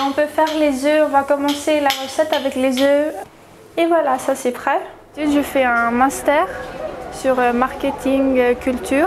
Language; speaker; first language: French; early bilingual, heritage; French